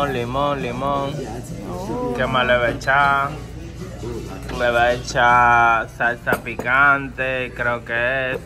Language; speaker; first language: Spanish; native; Spanish